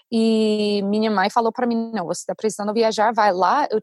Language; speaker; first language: Portuguese; non-native, fluent; English